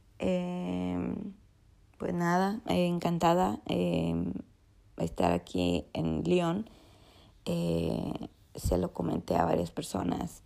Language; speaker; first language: Spanish; early bilingual, heritage; Spanish